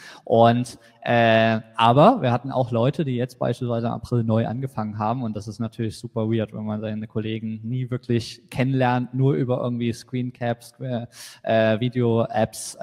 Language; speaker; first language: German; native; German